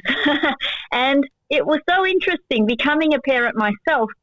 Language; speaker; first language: English; native; English